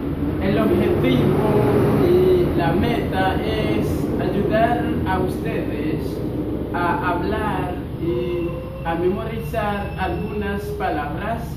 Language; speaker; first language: Spanish; non-native, fluent; Haitian Creole